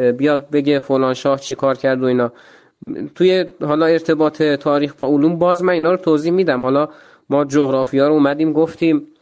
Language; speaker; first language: Persian; native; Persian